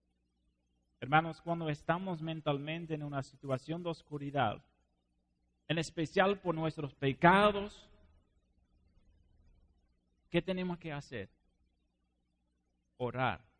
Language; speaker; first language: Spanish; non-native, fluent; Dutch